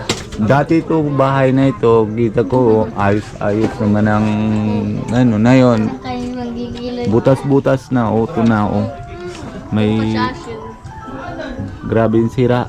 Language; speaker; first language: Filipino; non-native, learner; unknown